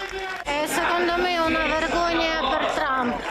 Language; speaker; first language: Italian; non-native, learner; Ukrainian